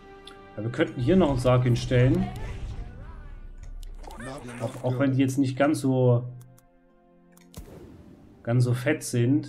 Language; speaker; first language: German; native; German